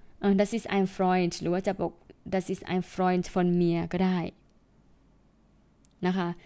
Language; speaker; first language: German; non-native, fluent; Thai